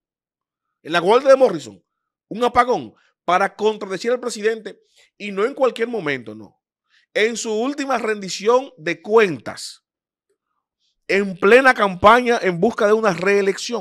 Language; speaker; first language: Spanish; native; Spanish